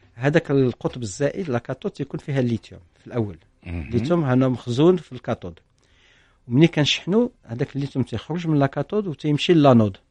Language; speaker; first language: Arabic; native; Arabic